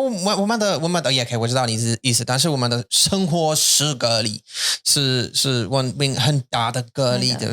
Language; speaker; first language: Chinese; non-native, learner; English